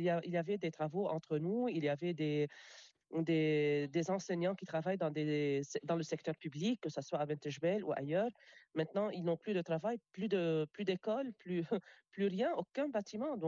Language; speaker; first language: French; non-native, local second language; Arabic